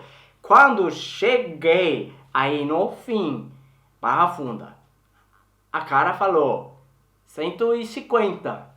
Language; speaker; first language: Portuguese; non-native, learner; Swedish